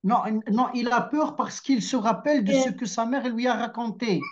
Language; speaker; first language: French; non-native, local second language; Arabic